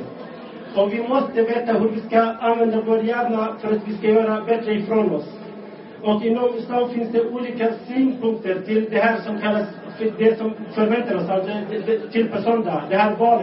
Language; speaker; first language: Swedish; non-native, local second language; Arabic